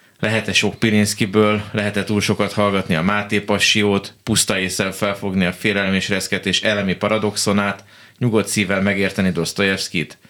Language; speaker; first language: Hungarian; native; Hungarian